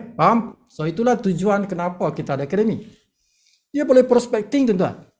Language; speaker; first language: Malay; native; Malay